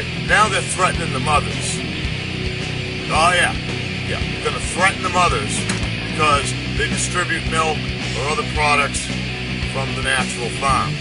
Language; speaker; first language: English; native; English